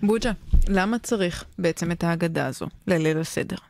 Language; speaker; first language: Hebrew; native; Hebrew